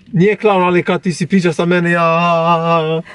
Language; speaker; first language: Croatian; non-native, learner; Albanian